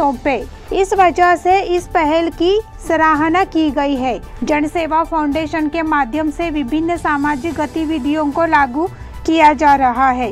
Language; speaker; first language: Hindi; non-native, local second language; Marathi